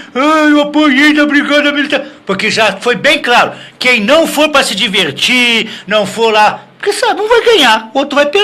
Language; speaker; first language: Portuguese; native; Portuguese